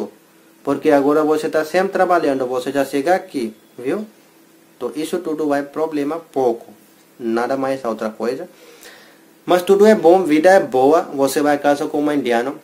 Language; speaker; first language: Portuguese; non-native, learner; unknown